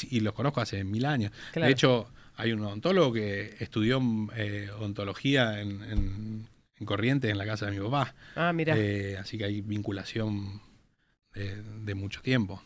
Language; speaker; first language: Spanish; native; Spanish